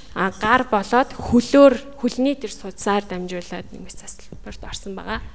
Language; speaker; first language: Mongolian; native; Mongolian